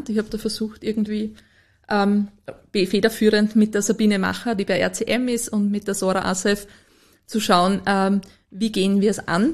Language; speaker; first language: German; native; German